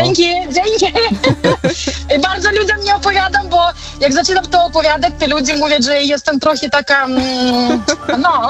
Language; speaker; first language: Polish; non-native, learner; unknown